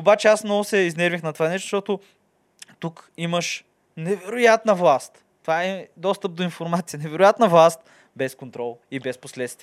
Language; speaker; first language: Bulgarian; native; Bulgarian